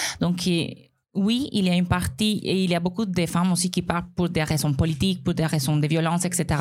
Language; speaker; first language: French; non-native, fluent; Spanish